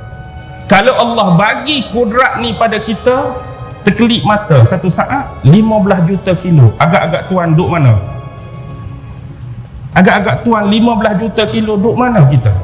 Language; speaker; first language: Malay; native; Malay